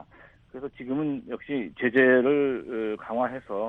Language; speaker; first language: Korean; native; Korean